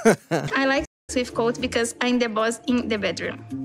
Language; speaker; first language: English; non-native, learner; Portuguese